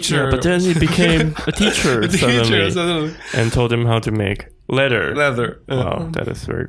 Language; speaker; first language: English; non-native, fluent; Chinese